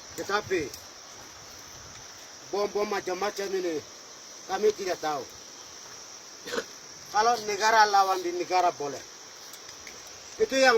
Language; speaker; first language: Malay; non-native, local second language; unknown